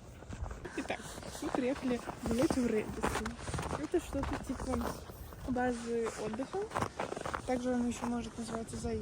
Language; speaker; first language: Russian; native; Russian